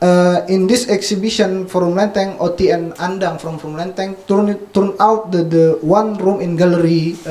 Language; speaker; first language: English; non-native, fluent; Indonesian